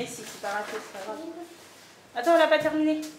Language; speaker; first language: French; native; French